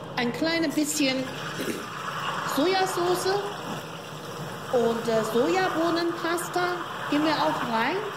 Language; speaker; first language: German; non-native, learner; Chinese